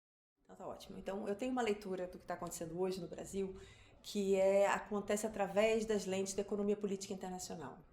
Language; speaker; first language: Portuguese; native; Portuguese